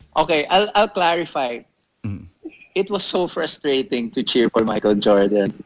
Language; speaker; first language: English; non-native, local second language; Filipino